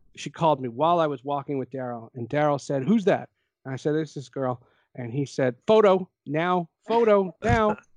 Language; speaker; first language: English; native; English